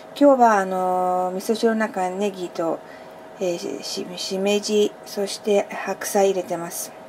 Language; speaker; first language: Japanese; non-native, fluent; Persian